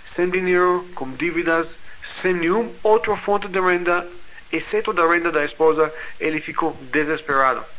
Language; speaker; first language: Portuguese; non-native, fluent; English